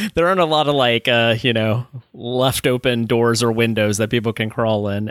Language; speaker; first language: English; native; English